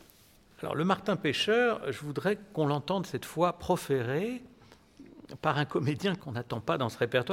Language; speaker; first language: French; native; French